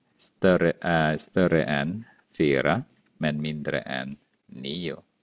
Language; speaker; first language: Swedish; non-native, fluent; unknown